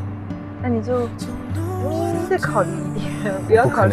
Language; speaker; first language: Chinese; native; Chinese